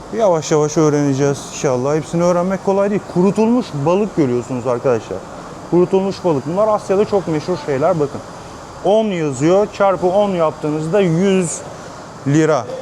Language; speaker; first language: Turkish; native; Turkish